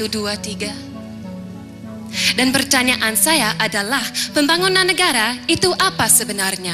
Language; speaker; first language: Malay; non-native, fluent; English